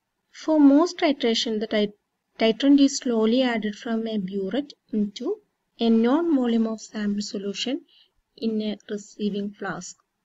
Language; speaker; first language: English; non-native, local second language; Malayalam